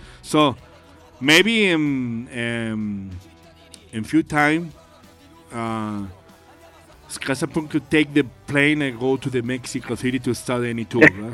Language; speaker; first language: English; non-native, learner; Spanish